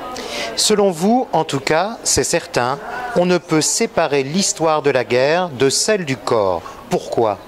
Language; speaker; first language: French; native; French